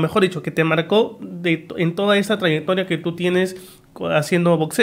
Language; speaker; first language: Spanish; native; Spanish